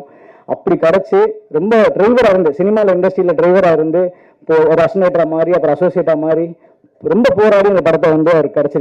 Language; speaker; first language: Tamil; native; Tamil